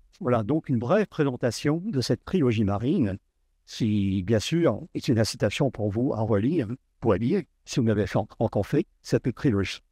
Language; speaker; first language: French; native; French